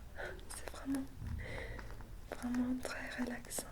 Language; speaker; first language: French; non-native, fluent; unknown